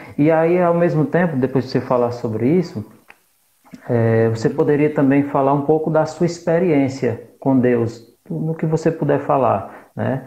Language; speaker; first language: Portuguese; native; Portuguese